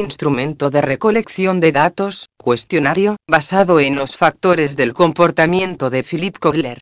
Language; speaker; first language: Spanish; native; Spanish